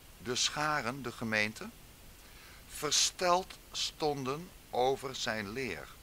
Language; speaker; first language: Dutch; native; Dutch